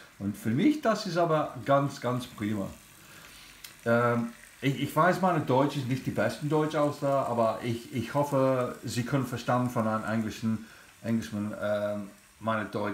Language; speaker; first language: German; non-native, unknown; English